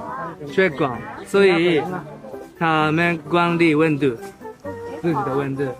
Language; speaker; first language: Chinese; non-native, learner; Japanese